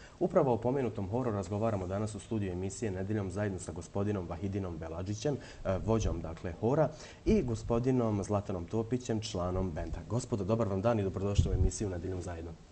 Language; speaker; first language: Croatian; native; Croatian